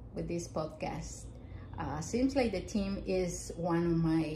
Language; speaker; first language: English; non-native, fluent; Spanish